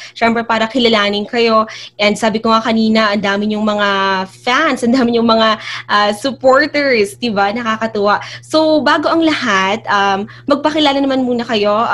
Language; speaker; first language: Filipino; native; Filipino